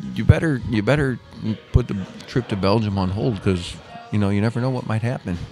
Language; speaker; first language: English; native; English